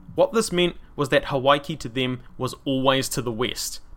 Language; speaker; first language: English; native; English